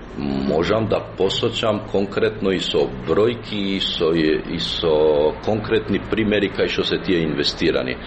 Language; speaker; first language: Macedonian; non-native, local second language; Albanian